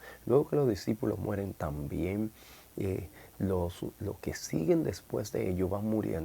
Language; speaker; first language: Spanish; native; Spanish